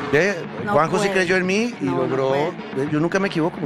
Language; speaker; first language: Spanish; native; Spanish